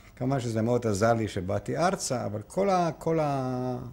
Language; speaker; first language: Hebrew; non-native, fluent; Ukrainian